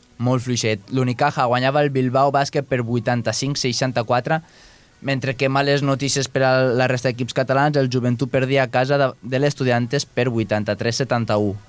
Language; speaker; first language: Catalan; native; Catalan